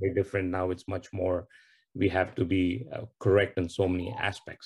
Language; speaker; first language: English; non-native, local second language; Tamil